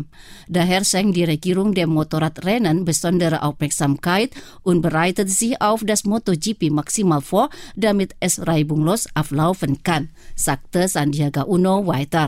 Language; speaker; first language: German; non-native, fluent; Indonesian